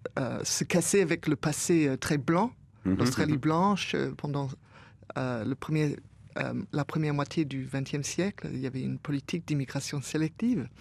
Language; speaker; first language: French; non-native, fluent; English